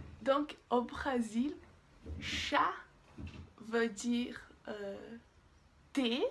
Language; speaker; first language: French; non-native, learner; Portuguese